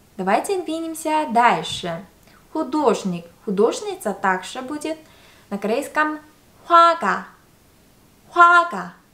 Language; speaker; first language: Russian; non-native, fluent; Korean